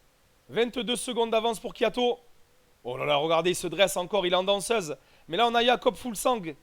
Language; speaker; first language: French; native; French